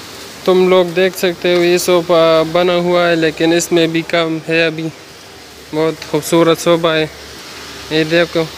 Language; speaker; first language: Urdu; non-native, local second language; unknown